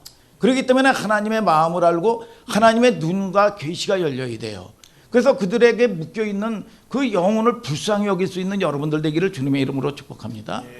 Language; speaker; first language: Korean; native; Korean